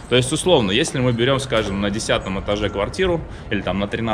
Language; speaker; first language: Russian; native; Russian